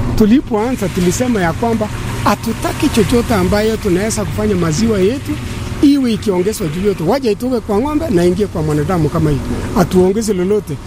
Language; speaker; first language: Swahili; non-native, local second language; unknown